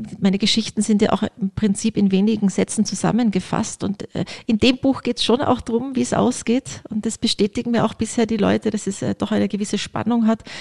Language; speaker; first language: German; early bilingual, other home language; Polish